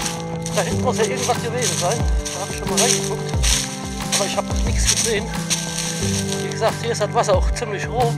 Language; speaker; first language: German; native; German